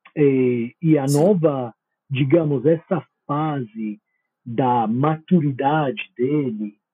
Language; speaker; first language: Portuguese; non-native, fluent; Italian